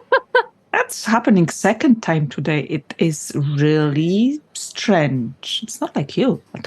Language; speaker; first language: English; non-native, fluent; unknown